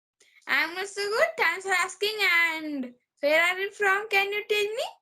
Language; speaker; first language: English; non-native, learner; Marathi